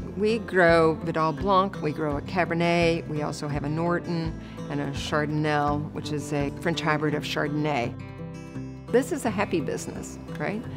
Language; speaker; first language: English; native; English